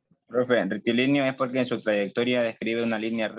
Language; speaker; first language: Spanish; native; Spanish